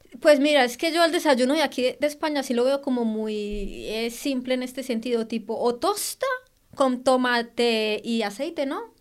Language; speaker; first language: Spanish; native; Spanish